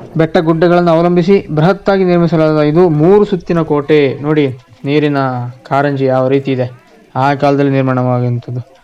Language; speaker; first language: Kannada; native; Kannada